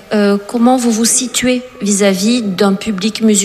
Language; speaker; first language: French; native; French